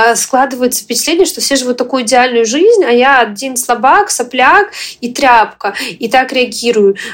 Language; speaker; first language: Russian; non-native, fluent; Ukrainian